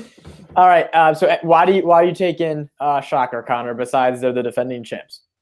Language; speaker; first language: English; native; English